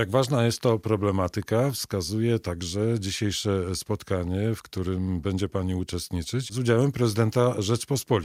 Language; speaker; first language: Polish; native; Polish